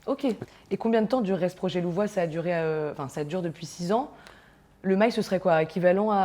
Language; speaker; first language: French; native; French